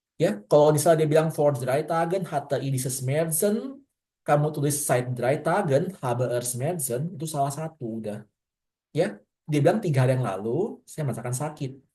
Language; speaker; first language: Indonesian; native; Indonesian